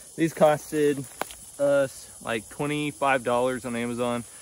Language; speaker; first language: English; native; English